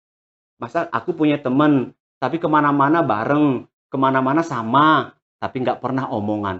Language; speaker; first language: Indonesian; native; Indonesian